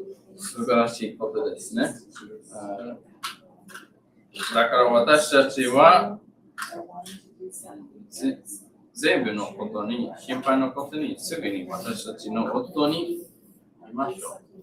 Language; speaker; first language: Japanese; non-native, learner; English